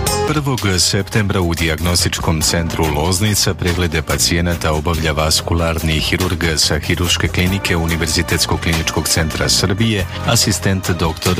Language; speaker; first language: Serbian; native; Serbian